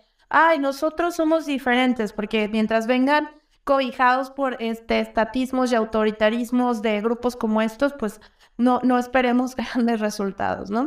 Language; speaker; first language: Spanish; native; Spanish